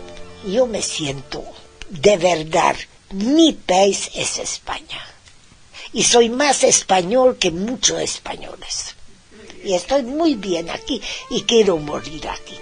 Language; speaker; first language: Spanish; non-native, fluent; Hungarian